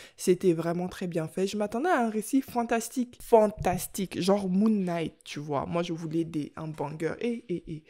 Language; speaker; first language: French; native; French